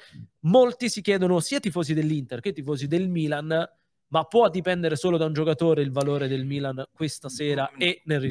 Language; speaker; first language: Italian; native; Italian